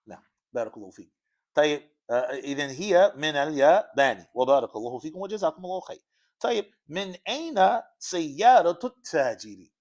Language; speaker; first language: Arabic; non-native, fluent; English